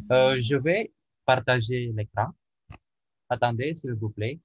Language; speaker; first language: French; non-native, learner; Indonesian